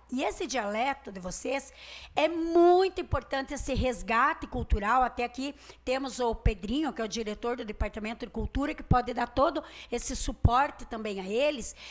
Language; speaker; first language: Portuguese; native; Portuguese